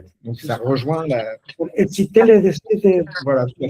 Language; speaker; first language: French; native; French